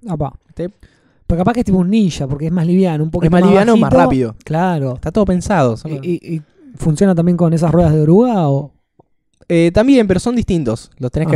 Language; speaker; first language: Spanish; native; Spanish